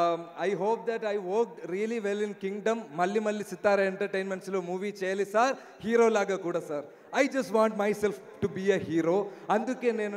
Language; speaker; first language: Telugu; non-native, learner; Malayalam